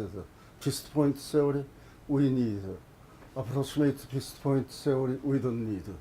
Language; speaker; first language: English; non-native, fluent; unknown